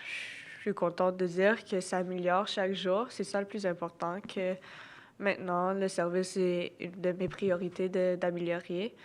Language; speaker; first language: French; non-native, local second language; English